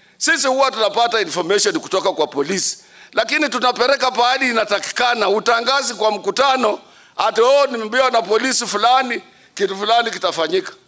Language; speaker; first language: Swahili; non-native, local second language; Luyia